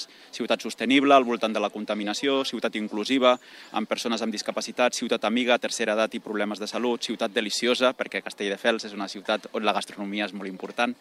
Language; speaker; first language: Catalan; native; Catalan